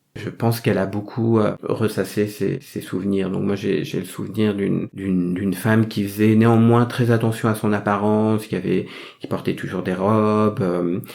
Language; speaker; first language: French; early bilingual, other home language; Vietnamese